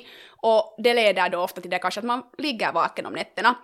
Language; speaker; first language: Swedish; native; Swedish